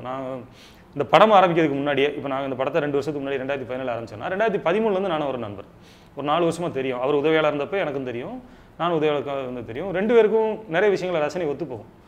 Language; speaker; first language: Tamil; native; Tamil